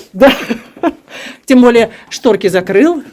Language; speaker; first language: Russian; native; Russian